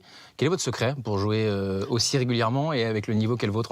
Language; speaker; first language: French; native; French